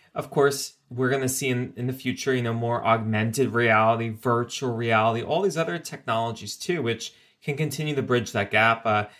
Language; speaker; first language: English; native; English